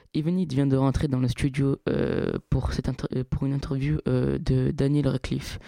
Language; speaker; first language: French; native; French